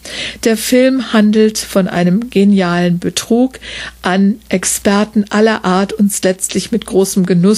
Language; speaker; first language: German; native; German